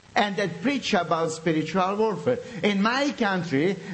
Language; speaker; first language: English; non-native, fluent; Bosnian